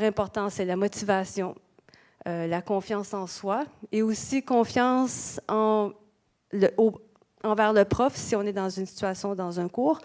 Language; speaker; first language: French; native; French